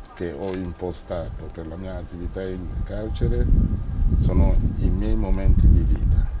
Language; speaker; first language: Italian; non-native, fluent; French